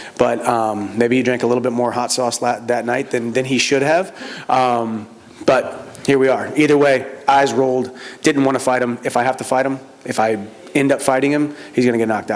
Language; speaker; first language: English; native; English